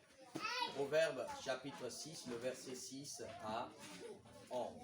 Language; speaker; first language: French; non-native, local second language; Lingala